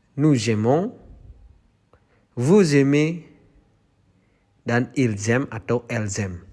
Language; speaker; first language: French; non-native, fluent; Indonesian